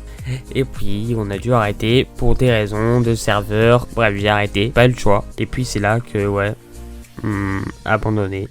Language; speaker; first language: French; native; French